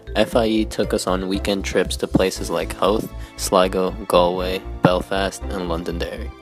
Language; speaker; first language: English; native; English